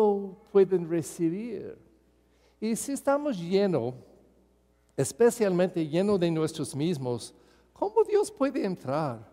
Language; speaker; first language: Spanish; non-native, fluent; English